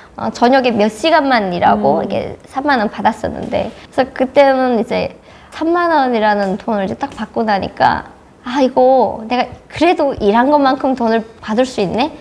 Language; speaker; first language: Korean; native; Korean